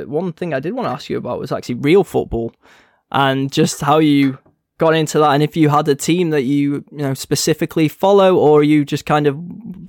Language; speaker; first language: English; native; English